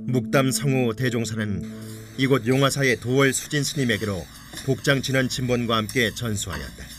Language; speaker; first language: Korean; native; Korean